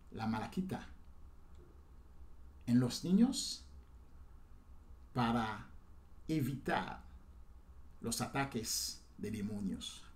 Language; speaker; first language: Spanish; non-native, fluent; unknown